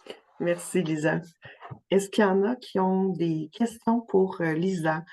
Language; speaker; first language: French; native; French